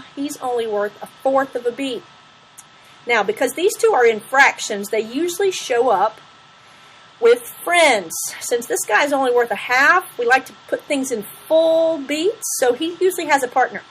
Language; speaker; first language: English; native; English